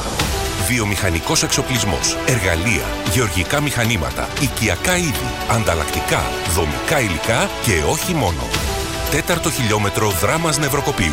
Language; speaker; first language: Greek; native; Greek